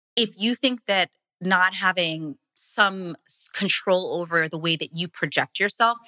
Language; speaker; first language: English; native; English